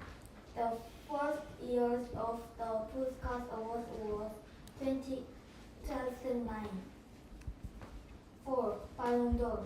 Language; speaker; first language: English; non-native, learner; Korean